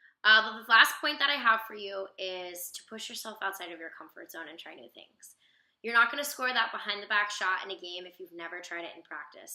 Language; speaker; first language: English; native; English